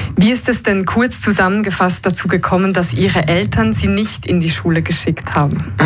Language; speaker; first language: German; native; German